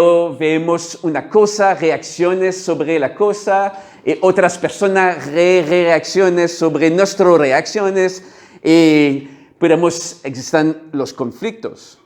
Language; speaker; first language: Spanish; non-native, learner; French